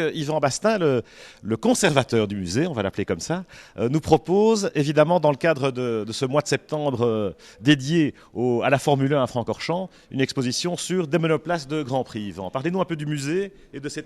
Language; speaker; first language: French; native; French